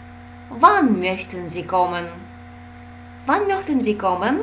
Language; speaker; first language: German; non-native, fluent; Russian